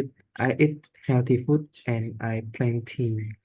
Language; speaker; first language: English; non-native, learner; Vietnamese